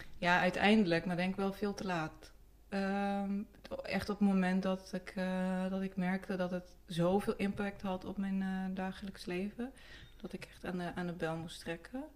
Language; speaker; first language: Dutch; early bilingual, other home language; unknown